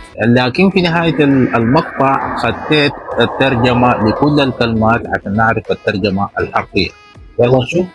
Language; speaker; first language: Arabic; native; Arabic